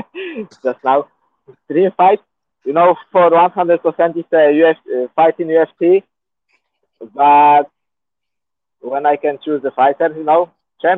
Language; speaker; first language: English; non-native, learner; Polish